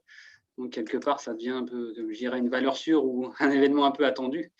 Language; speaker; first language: French; native; French